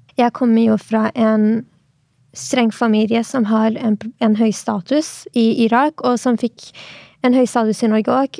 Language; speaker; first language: Norwegian; early bilingual, other home language; Arabic